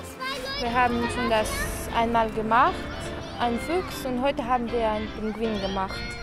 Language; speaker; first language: German; non-native, learner; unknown